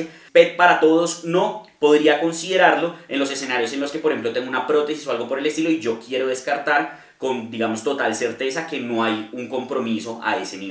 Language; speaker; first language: Spanish; native; Spanish